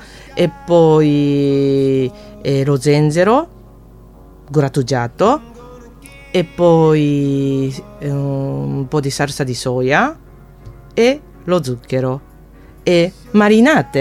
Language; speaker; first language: Italian; non-native, fluent; Japanese